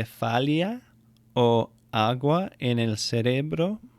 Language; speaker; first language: Spanish; non-native, fluent; English